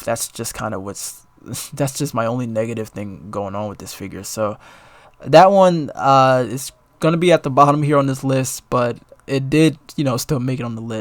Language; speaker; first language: English; native; English